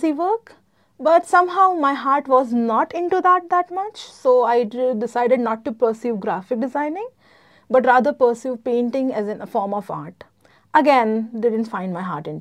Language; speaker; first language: English; non-native, local second language; Gujarati